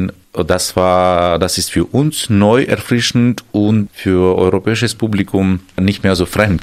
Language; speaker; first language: German; non-native, fluent; Armenian